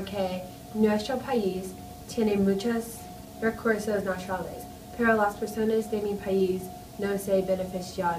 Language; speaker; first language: Spanish; non-native, learner; English